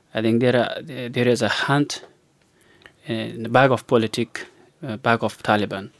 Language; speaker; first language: English; non-native, learner; Persian